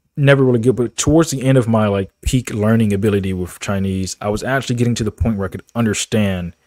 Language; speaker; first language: English; native; English